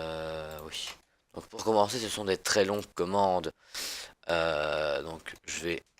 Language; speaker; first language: French; native; French